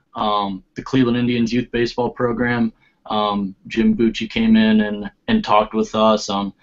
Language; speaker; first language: English; native; English